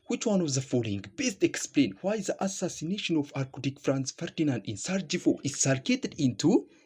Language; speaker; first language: English; non-native, local second language; Amharic